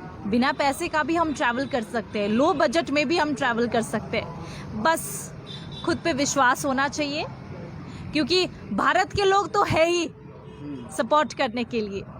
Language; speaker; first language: Hindi; native; Hindi